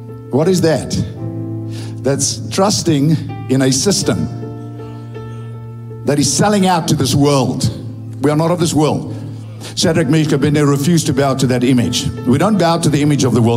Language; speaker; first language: English; non-native, local second language; Afrikaans